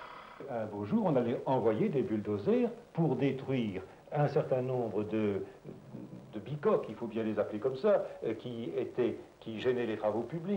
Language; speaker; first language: French; native; French